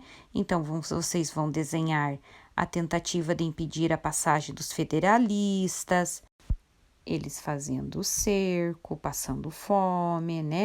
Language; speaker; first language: Portuguese; native; Portuguese